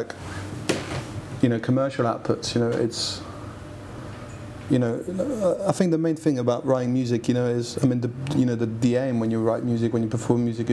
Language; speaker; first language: English; non-native, fluent; French